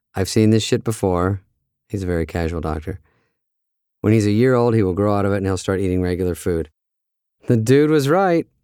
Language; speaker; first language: English; native; English